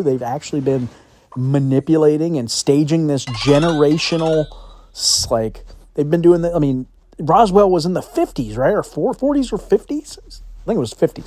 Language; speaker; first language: English; native; English